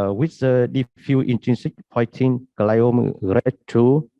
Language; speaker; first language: English; non-native, learner; Vietnamese